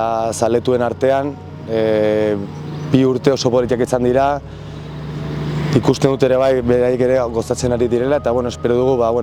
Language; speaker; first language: Basque; non-native, local second language; Spanish